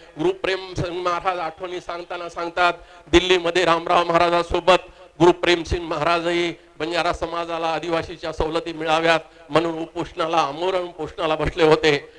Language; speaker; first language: Marathi; non-native, local second language; Lambadi